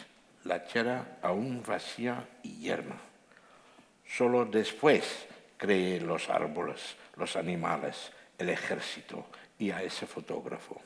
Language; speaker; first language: Spanish; non-native, fluent; Dutch